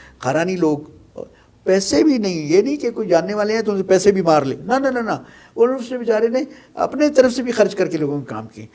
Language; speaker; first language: Urdu; non-native, local second language; Sindhi